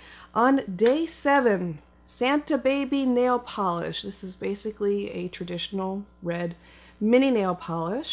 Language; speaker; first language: English; native; English